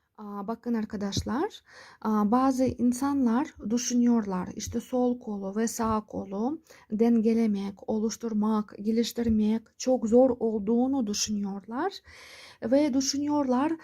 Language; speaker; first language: Turkish; non-native, fluent; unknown